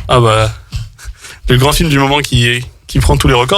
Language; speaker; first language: French; native; French